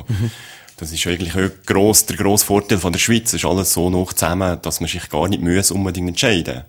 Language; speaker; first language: German; native; German